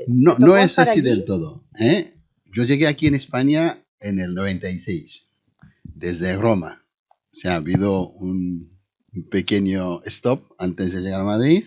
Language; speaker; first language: Spanish; non-native, fluent; Haitian Creole